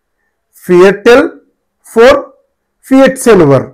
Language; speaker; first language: German; non-native, fluent; Telugu